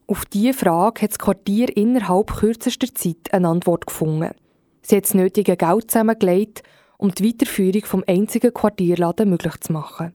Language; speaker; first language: German; native; German